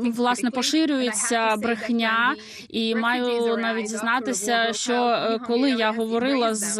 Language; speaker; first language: Ukrainian; non-native, fluent; Hungarian